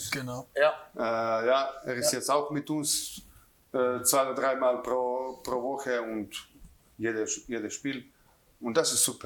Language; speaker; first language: German; non-native, learner; Croatian